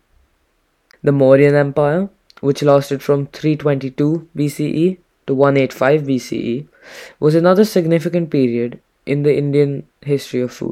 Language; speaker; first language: English; non-native, local second language; Hindi